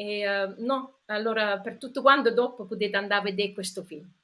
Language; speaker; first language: Italian; early bilingual, heritage; English